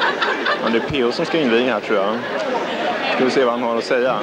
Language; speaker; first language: Swedish; native; Swedish